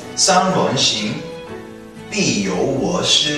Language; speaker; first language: Chinese; non-native, learner; Korean